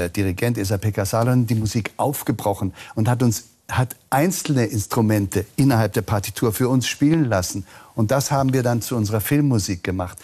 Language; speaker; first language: German; native; German